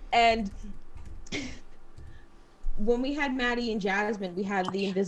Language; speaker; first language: English; native; English